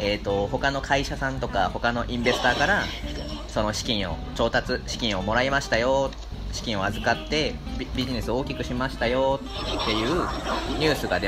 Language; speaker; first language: Japanese; native; Japanese